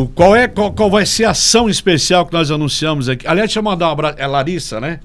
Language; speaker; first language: Portuguese; native; Portuguese